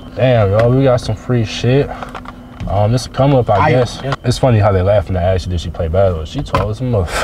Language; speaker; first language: English; native; English